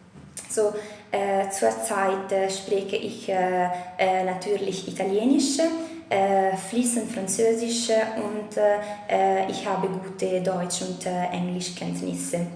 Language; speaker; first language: German; non-native, fluent; Italian